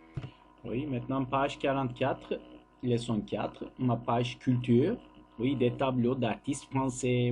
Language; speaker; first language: French; non-native, learner; Turkish